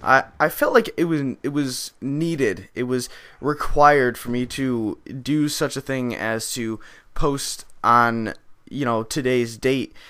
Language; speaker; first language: English; native; English